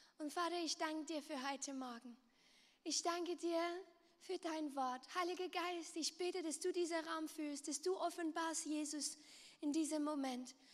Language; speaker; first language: German; non-native, local second language; French